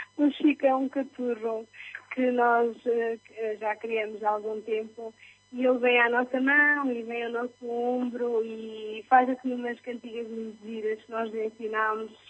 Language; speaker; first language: Portuguese; early bilingual, other home language; Spanish